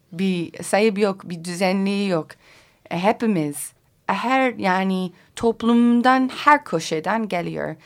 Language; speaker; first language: Turkish; non-native, learner; English